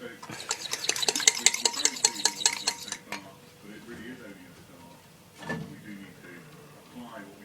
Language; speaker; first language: English; native; English